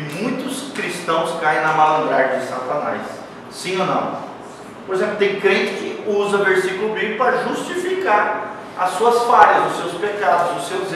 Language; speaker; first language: Portuguese; native; Portuguese